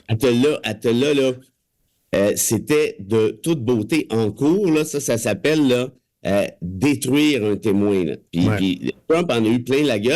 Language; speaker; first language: French; native; French